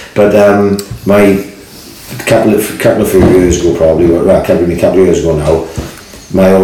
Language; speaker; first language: English; native; English